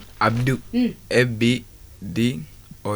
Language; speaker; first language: French; non-native, learner; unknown